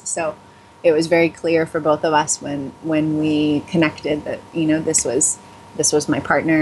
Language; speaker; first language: English; native; English